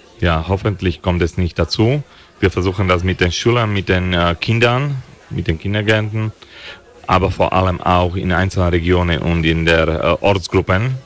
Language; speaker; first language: German; non-native, local second language; Slovak